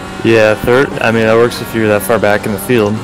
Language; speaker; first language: English; native; English